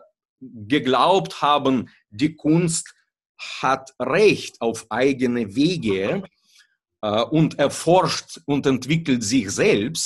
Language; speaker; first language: German; non-native, fluent; Russian